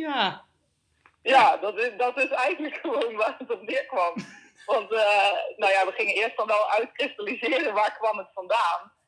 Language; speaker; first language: Dutch; native; Dutch